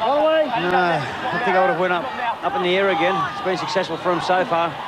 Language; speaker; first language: English; native; English